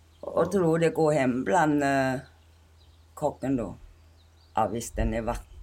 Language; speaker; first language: Swedish; non-native, fluent; Thai